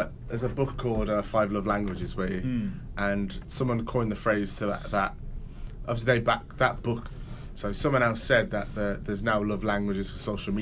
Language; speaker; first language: English; native; English